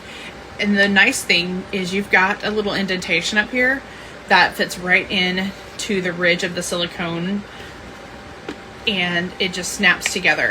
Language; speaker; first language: English; native; English